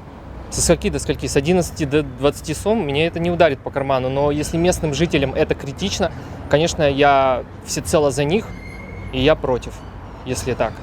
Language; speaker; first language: Russian; native; Russian